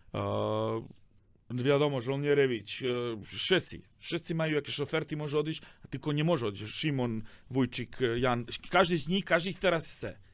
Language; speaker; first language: Polish; non-native, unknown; Serbian